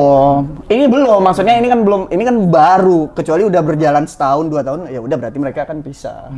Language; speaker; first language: Indonesian; native; Indonesian